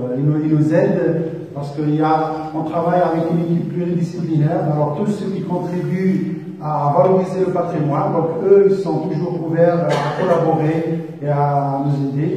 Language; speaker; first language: French; non-native, local second language; Arabic